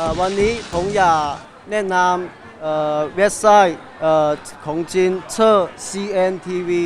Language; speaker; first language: Thai; non-native, learner; Chinese